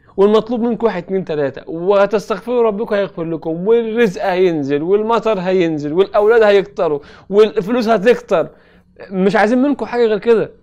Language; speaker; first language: Arabic; native; Arabic